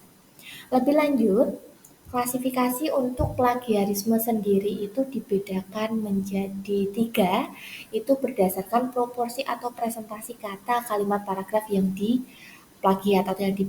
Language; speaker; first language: Indonesian; native; Indonesian